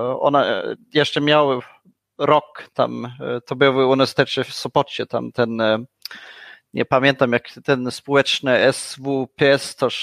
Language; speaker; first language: Polish; non-native, learner; Swedish